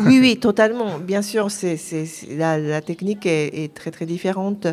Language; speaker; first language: French; non-native, fluent; Japanese